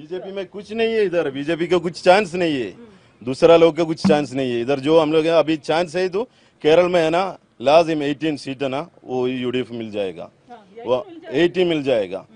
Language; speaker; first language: Hindi; non-native, local second language; Malayalam